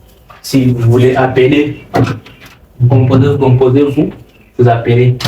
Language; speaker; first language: French; non-native, local second language; Rundi